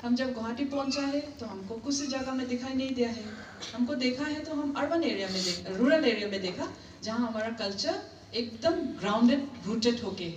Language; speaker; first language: Hindi; non-native, local second language; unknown